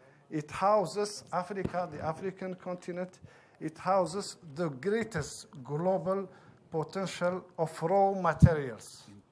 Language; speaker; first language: English; non-native, fluent; Arabic